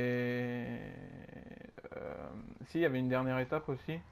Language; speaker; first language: French; native; French